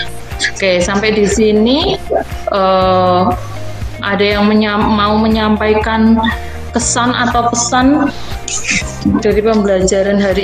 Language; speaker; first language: Indonesian; native; Indonesian